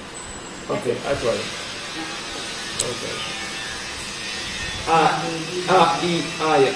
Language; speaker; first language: English; non-native, learner; French